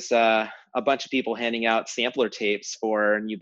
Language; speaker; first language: English; native; English